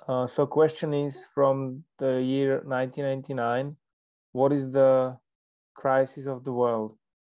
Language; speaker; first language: English; non-native, fluent; Slovak